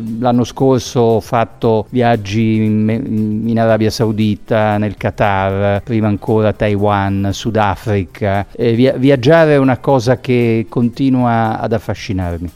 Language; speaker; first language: Italian; native; Italian